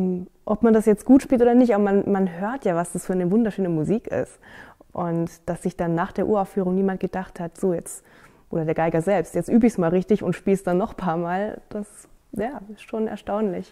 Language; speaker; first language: German; native; German